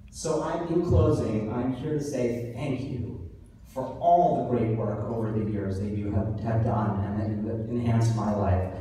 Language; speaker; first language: English; native; English